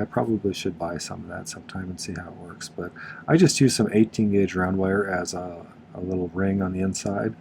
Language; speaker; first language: English; native; English